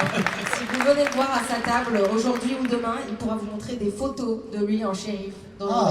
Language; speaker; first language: French; native; French